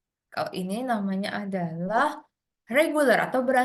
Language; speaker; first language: Indonesian; native; Indonesian